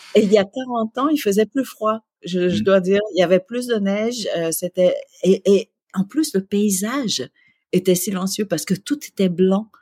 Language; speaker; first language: French; early bilingual, other home language; Vietnamese